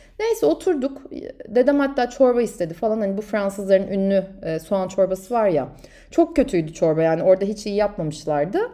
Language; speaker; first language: Turkish; native; Turkish